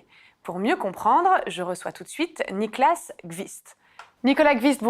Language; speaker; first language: French; native; French